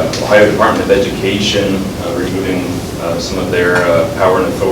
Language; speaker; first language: English; native; English